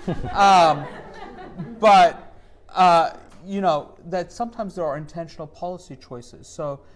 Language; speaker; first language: English; native; English